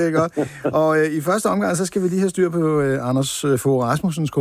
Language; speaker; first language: Danish; native; Danish